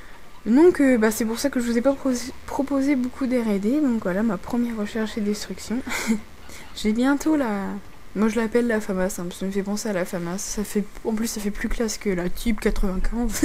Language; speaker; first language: French; native; French